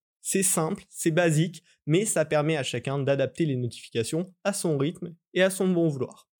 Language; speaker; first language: French; native; French